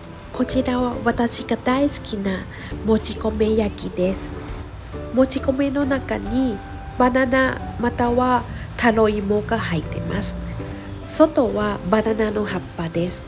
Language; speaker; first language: Japanese; non-native, fluent; Thai